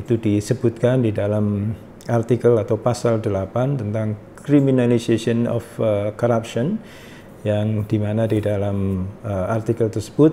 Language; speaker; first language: Indonesian; native; Indonesian